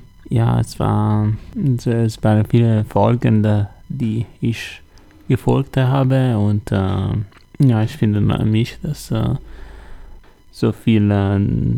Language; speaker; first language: German; non-native, learner; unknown